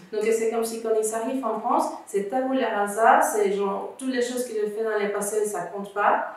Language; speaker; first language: French; non-native, fluent; Spanish